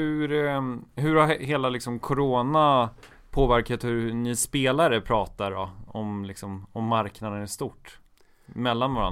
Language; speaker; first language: Swedish; native; Swedish